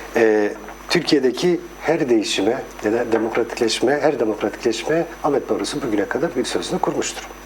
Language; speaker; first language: Turkish; non-native, local second language; Kurdish